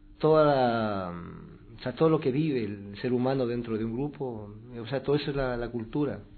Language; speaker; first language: Spanish; native; Spanish